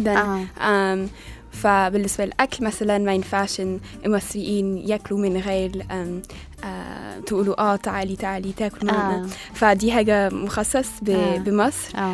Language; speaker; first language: Arabic; non-native, learner; English